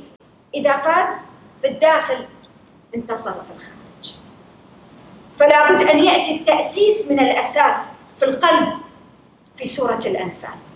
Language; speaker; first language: Arabic; native; Arabic